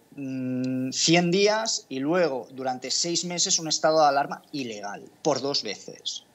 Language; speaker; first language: Spanish; native; Spanish